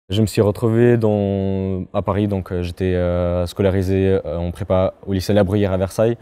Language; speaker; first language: French; non-native, fluent; Chechen